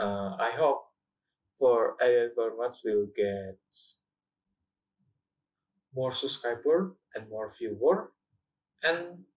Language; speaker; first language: English; non-native, learner; Indonesian